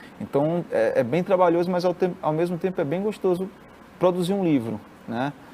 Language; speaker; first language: Portuguese; native; Portuguese